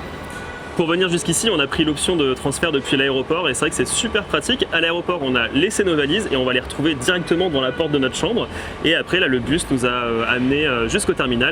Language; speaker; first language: French; native; French